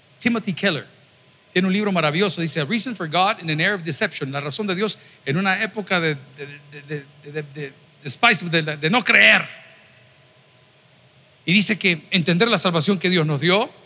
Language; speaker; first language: Spanish; native; Spanish